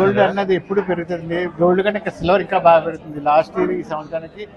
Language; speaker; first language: Telugu; native; Telugu